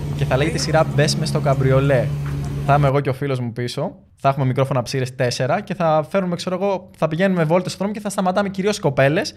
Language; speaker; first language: Greek; early bilingual, other home language; Albanian